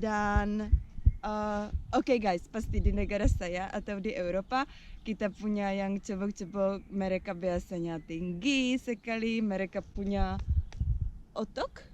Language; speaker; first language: Indonesian; non-native, learner; Czech